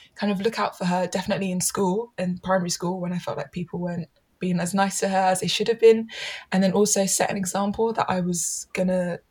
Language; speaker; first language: English; native; English